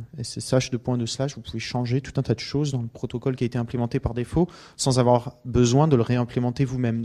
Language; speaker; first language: French; native; French